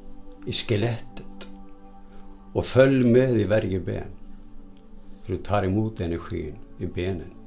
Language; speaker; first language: Swedish; non-native, fluent; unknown